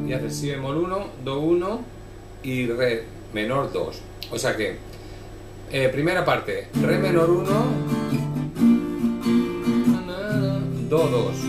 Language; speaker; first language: Spanish; native; Spanish